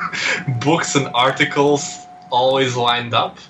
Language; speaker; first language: English; non-native, fluent; Portuguese